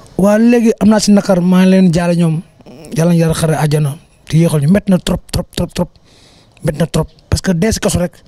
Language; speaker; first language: Wolof; native; Wolof